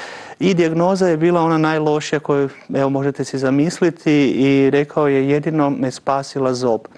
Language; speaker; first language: Croatian; native; Croatian